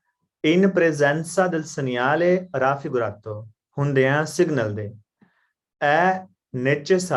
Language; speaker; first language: Italian; non-native, learner; Punjabi